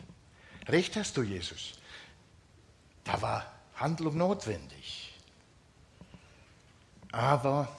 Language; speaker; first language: German; non-native, fluent; Finnish